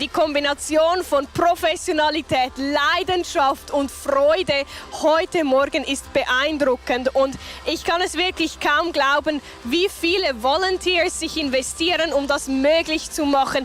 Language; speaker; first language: German; native; German